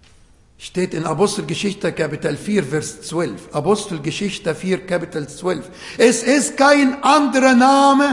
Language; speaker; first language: German; non-native, fluent; Arabic